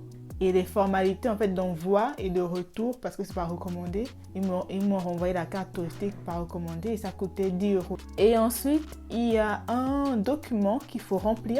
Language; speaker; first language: French; native; French